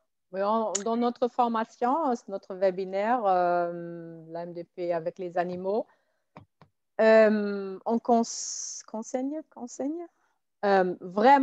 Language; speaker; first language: French; non-native, fluent; German